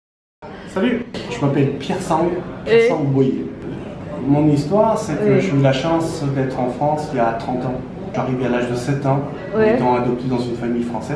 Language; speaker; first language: French; early bilingual, other home language; Korean